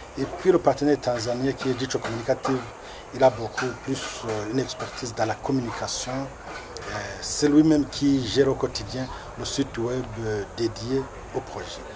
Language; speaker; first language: French; non-native, local second language; Rundi